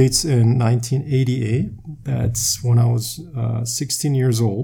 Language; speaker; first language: English; non-native, fluent; Korean